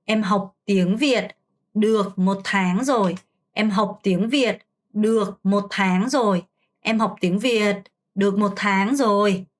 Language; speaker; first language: Vietnamese; non-native, fluent; Korean